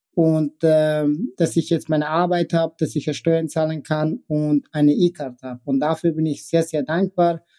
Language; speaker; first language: German; non-native, fluent; Persian